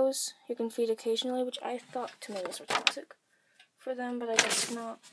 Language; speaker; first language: English; native; English